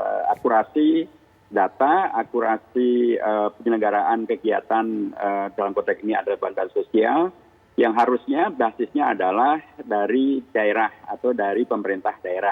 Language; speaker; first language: Indonesian; native; Indonesian